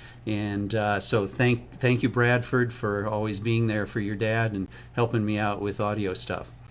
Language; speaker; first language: English; native; English